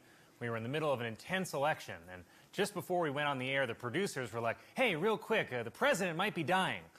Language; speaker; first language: English; native; English